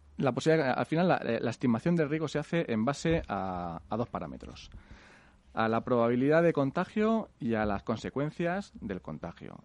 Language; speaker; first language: Spanish; native; Spanish